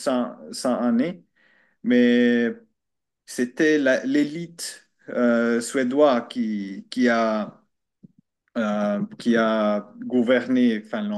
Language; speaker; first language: French; non-native, learner; Finnish